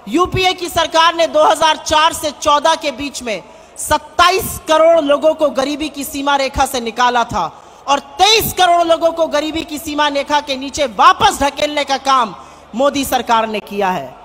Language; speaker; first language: Hindi; native; Hindi